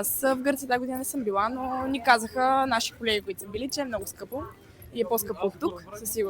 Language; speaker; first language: Bulgarian; native; Bulgarian